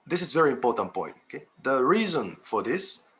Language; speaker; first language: English; non-native, fluent; Japanese